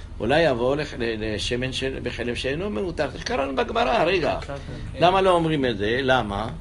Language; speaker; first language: Hebrew; native; Hebrew